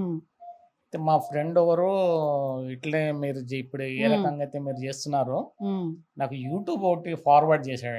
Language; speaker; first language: Telugu; native; Telugu